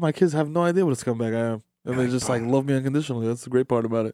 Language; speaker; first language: English; early bilingual, other home language; Spanish